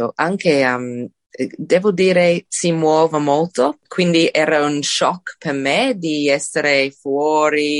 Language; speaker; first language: Italian; non-native, fluent; English